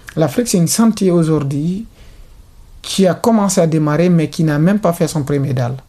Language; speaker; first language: French; non-native, local second language; Fula